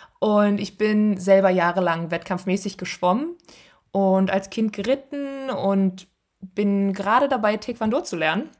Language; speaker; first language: German; native; German